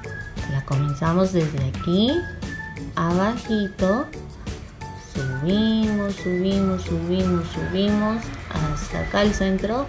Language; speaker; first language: Spanish; native; Spanish